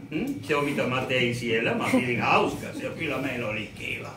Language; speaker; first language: Finnish; non-native, fluent; Spanish